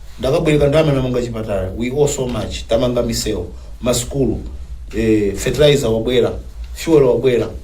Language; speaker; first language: Nyanja; non-native, local second language; Tumbuka